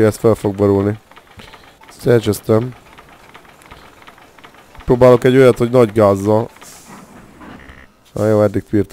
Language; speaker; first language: Hungarian; native; Hungarian